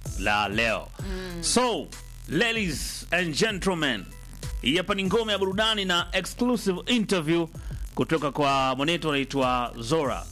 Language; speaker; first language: Swahili; native; Swahili